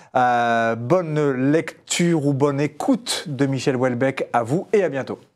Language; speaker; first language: French; native; French